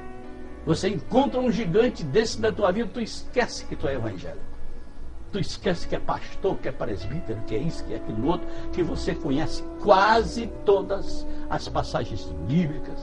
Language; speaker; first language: Portuguese; native; Portuguese